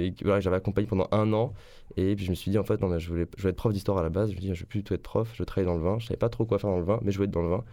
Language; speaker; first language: French; native; French